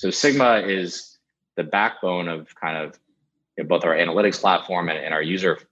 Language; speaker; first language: English; native; English